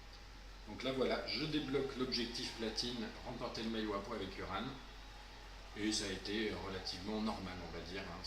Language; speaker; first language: French; native; French